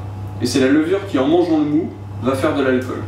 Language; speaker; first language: French; native; French